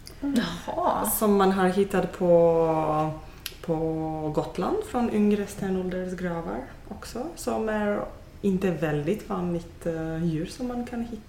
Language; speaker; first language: Swedish; non-native, fluent; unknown